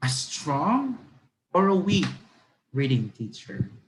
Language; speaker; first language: English; non-native, local second language; Filipino